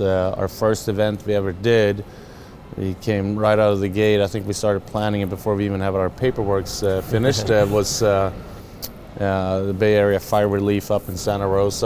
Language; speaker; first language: English; non-native, fluent; Swedish